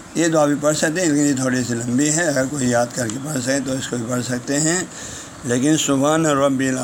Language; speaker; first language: Urdu; non-native, local second language; Balti